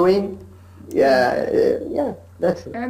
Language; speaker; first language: English; non-native, learner; Arabic